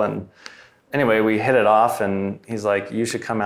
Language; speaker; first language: English; native; English